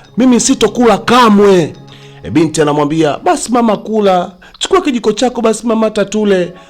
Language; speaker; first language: Swahili; native; Swahili